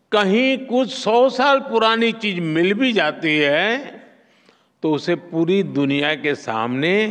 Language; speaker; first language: Hindi; non-native, local second language; Gujarati